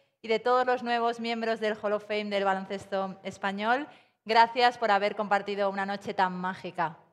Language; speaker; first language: Spanish; native; Spanish